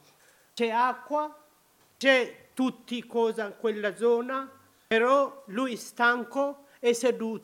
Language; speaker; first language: Italian; non-native, learner; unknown